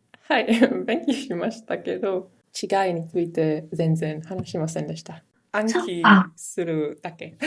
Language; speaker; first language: Japanese; non-native, learner; German